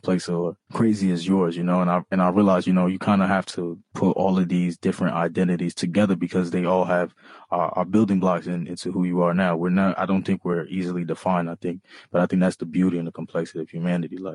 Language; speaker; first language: English; early bilingual, other home language; Bambara